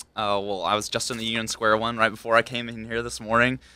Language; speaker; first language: English; native; English